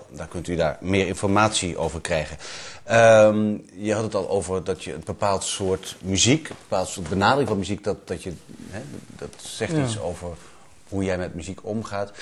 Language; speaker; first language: Dutch; native; Dutch